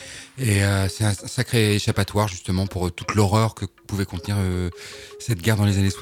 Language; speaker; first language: French; native; French